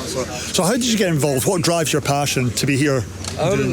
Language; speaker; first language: English; native; English